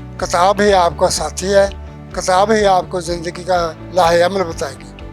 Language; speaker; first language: Urdu; non-native, local second language; Punjabi